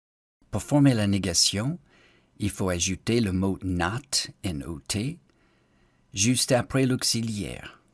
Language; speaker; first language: French; non-native, fluent; English